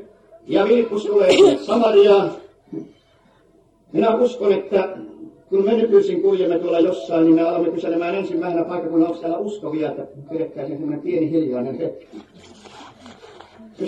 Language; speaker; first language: Finnish; native; Finnish